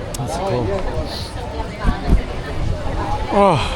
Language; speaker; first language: English; non-native, learner; Chinese